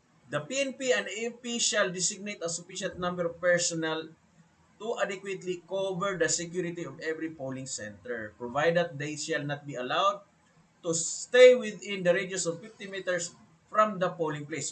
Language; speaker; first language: English; non-native, local second language; Filipino